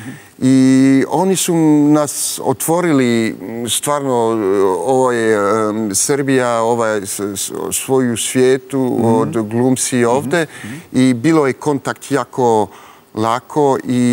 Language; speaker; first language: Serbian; early bilingual, heritage; French